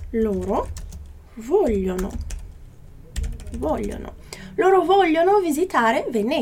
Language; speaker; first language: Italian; non-native, fluent; Portuguese